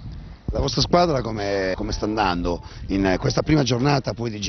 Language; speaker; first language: Italian; native; Italian